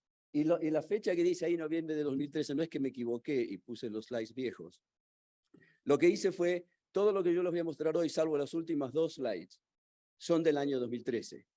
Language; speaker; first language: Spanish; native; Spanish